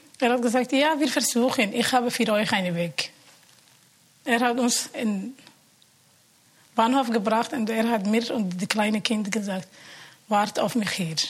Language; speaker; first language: German; non-native, learner; Somali